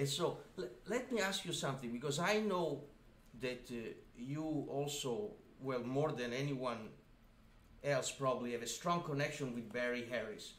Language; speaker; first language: English; non-native, fluent; Italian